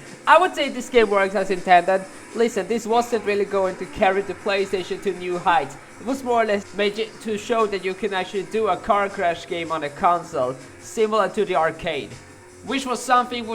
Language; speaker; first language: English; non-native, fluent; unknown